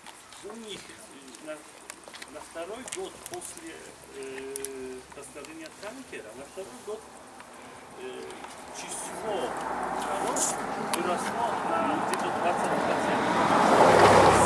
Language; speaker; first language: Russian; non-native, fluent; Polish